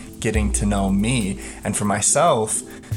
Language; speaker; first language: English; native; English